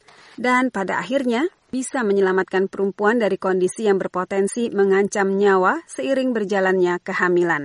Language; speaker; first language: Indonesian; native; Indonesian